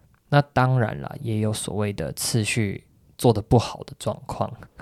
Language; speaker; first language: Chinese; native; Chinese